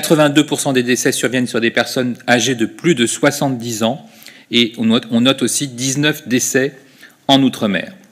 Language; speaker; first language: French; native; French